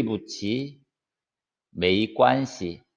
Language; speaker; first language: Chinese; non-native, fluent; Korean